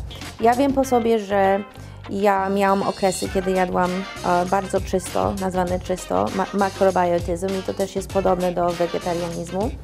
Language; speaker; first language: Polish; early bilingual, heritage; Polish